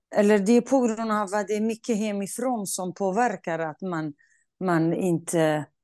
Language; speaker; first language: Swedish; non-native, fluent; Kurdish